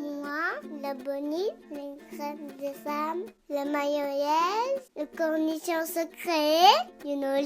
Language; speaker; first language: French; early bilingual, heritage; Japanese